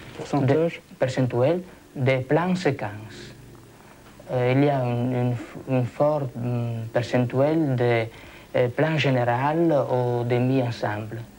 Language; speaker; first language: French; non-native, fluent; Italian